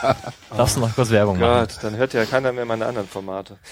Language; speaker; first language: German; native; German